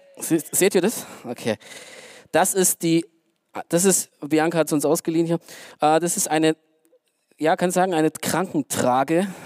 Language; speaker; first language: German; early bilingual, other home language; Romanian